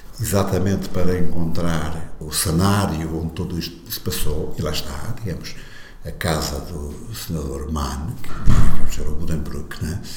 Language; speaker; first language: Portuguese; native; Portuguese